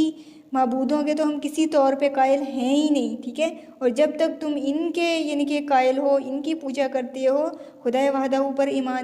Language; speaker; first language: Urdu; native; Urdu